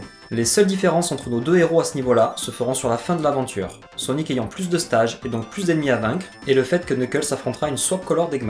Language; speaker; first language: French; native; French